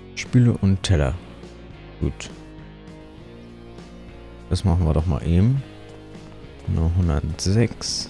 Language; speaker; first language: German; native; German